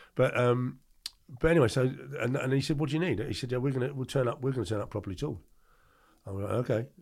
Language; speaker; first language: English; native; English